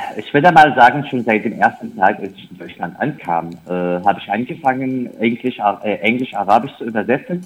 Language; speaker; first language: German; non-native, fluent; Arabic